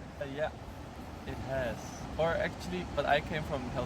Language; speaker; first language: English; non-native, fluent; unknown